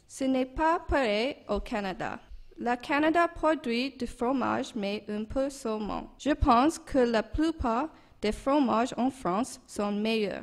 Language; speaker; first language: French; non-native, learner; English